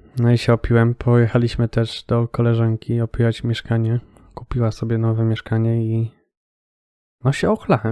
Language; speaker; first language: Polish; native; Polish